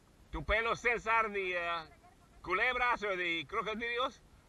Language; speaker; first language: Spanish; non-native, learner; English